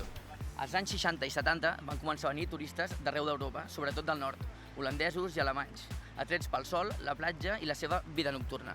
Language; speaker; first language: Catalan; native; Catalan